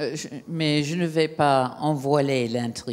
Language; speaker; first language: French; non-native, fluent; English